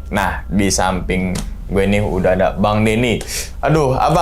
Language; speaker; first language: Indonesian; native; Indonesian